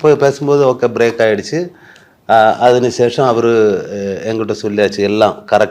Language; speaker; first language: Tamil; non-native, learner; Malayalam